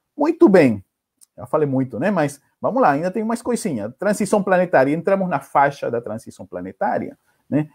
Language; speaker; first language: Portuguese; non-native, fluent; Spanish